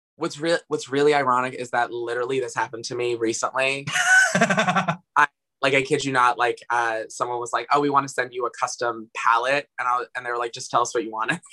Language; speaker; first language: English; native; English